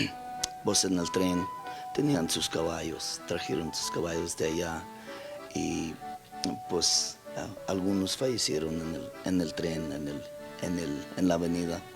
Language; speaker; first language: Spanish; non-native, local second language; Plautdietsch